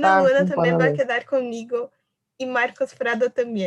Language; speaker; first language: Spanish; non-native, learner; Portuguese